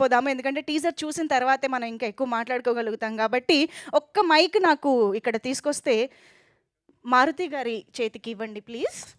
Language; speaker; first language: Telugu; native; Telugu